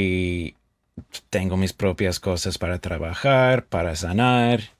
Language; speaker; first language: Spanish; non-native, fluent; English